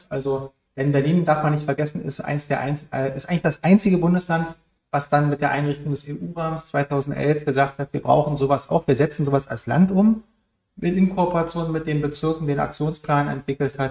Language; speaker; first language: German; native; German